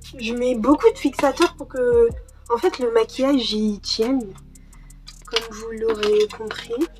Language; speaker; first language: French; early bilingual, other home language; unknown